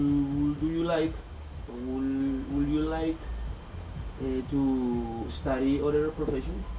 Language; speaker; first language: English; non-native, learner; Spanish